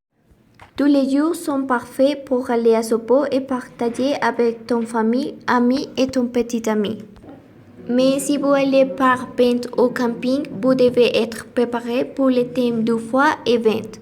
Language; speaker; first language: French; non-native, learner; Spanish